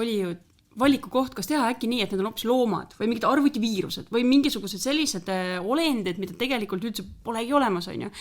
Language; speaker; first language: Estonian; native; Estonian